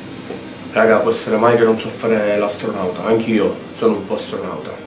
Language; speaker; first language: Italian; native; Italian